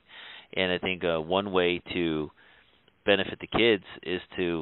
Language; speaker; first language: English; native; English